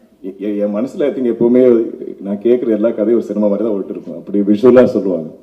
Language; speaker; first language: Tamil; non-native, local second language; Malayalam